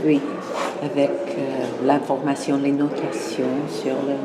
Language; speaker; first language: French; non-native, fluent; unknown